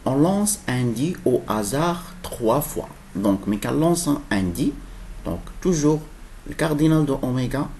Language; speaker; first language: French; non-native, local second language; Arabic